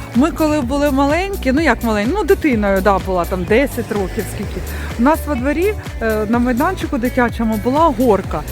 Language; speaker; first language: Ukrainian; non-native, local second language; Russian